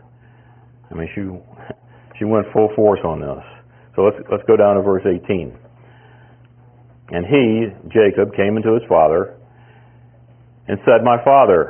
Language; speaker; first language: English; native; English